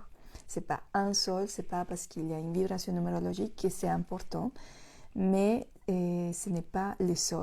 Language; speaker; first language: French; non-native, fluent; Spanish